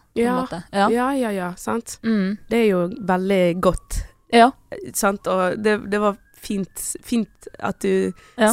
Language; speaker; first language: Norwegian; early bilingual, other home language; Portuguese